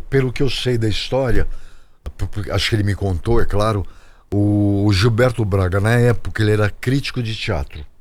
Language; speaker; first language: Portuguese; native; Portuguese